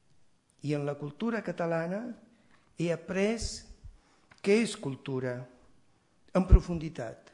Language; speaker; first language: Catalan; non-native, fluent; Italian